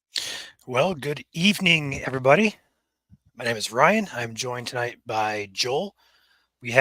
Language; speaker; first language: English; native; English